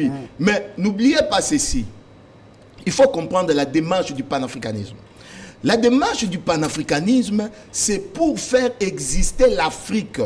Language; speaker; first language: French; non-native, local second language; Lingala